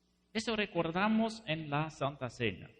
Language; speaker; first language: Spanish; non-native, fluent; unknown